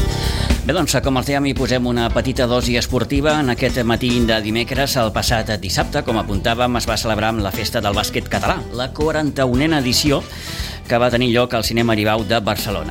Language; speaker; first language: Catalan; native; Catalan